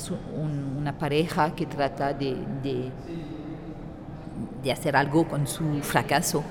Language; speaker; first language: Spanish; non-native, fluent; French